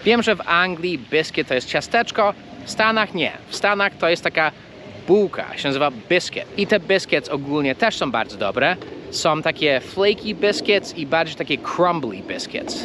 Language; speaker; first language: Polish; non-native, fluent; English